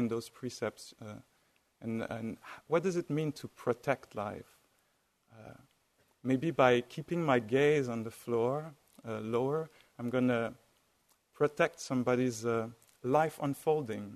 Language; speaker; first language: English; non-native, fluent; French